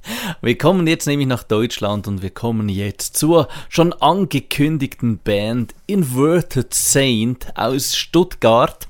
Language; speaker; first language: German; native; German